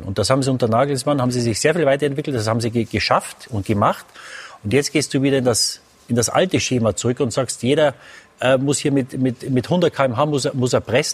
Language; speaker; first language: German; native; German